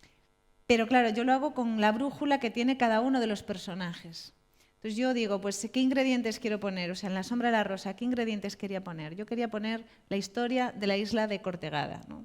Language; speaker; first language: Spanish; native; Spanish